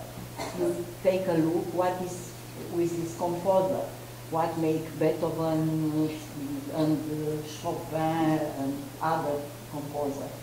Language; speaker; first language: English; non-native, fluent; Romanian